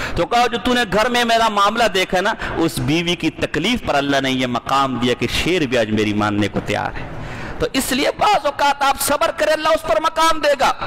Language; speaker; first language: Urdu; non-native, local second language; Pashto